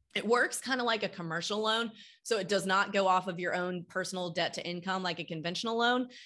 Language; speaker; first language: English; native; English